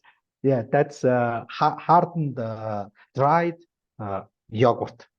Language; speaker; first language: English; non-native, learner; Mongolian